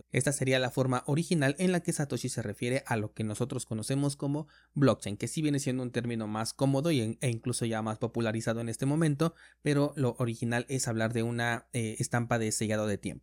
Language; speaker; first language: Spanish; native; Spanish